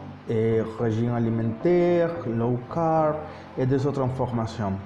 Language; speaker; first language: French; non-native, learner; Spanish